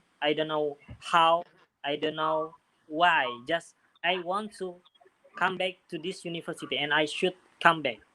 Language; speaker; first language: English; non-native, learner; Indonesian